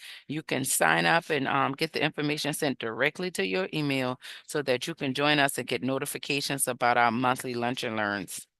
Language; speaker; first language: English; native; English